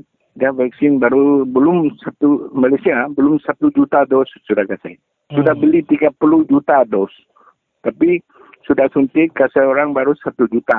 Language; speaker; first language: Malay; non-native, local second language; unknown